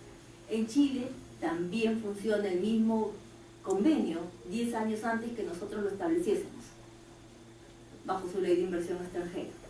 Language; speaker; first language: Spanish; native; Spanish